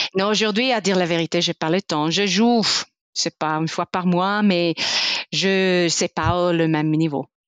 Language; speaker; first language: French; non-native, fluent; Italian